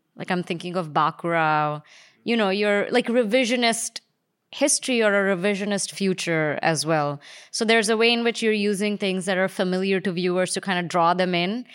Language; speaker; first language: English; native; English